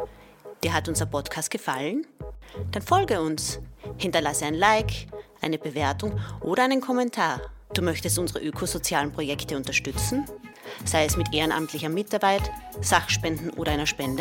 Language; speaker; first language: German; native; German